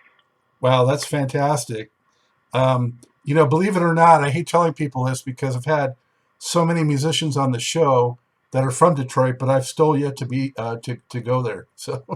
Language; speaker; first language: English; native; English